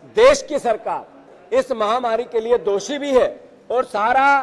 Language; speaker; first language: Hindi; native; Hindi